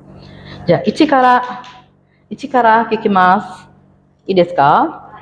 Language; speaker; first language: Japanese; non-native, fluent; Indonesian